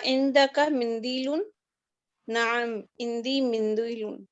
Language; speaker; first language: Arabic; non-native, learner; Urdu